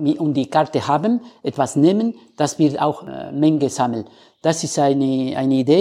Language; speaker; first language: German; non-native, fluent; Spanish